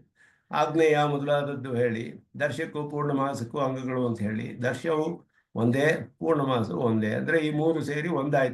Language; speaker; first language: Kannada; native; Kannada